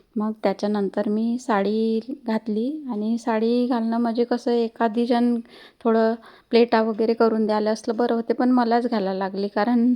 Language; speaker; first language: Marathi; non-native, local second language; Hindi